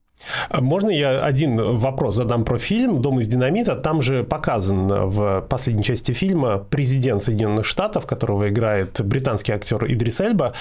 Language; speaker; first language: Russian; native; Russian